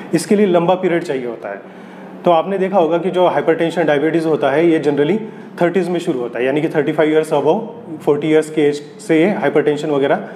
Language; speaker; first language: Hindi; non-native, local second language; Marathi